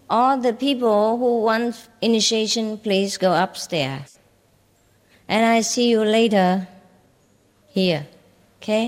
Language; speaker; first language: English; non-native, fluent; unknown